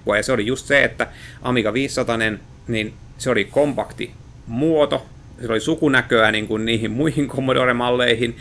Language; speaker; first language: Finnish; native; Finnish